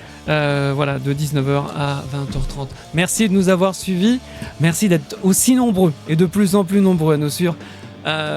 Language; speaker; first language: French; native; French